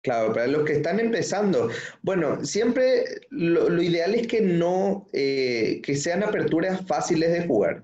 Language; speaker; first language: Spanish; native; Spanish